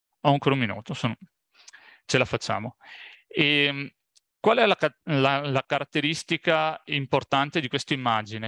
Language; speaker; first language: Italian; native; Italian